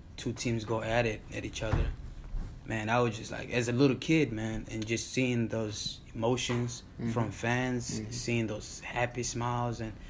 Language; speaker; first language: English; early bilingual, other home language; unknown